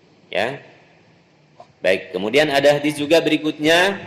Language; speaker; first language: Indonesian; native; Indonesian